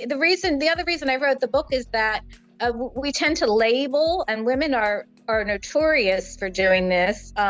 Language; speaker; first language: English; native; English